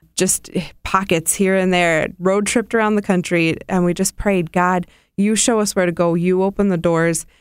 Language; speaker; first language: English; native; English